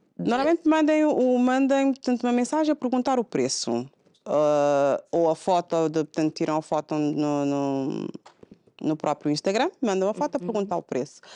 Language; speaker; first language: Portuguese; non-native, local second language; Kabuverdianu